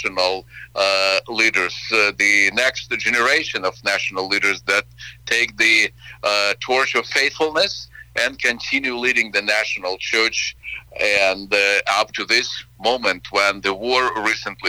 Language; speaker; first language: English; non-native, fluent; Ukrainian